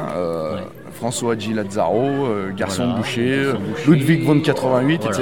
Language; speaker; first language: French; native; French